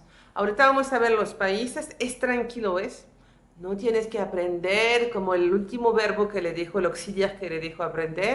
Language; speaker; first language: Spanish; non-native, fluent; French